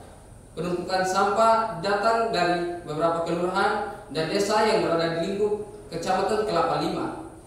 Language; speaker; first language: Indonesian; native; Indonesian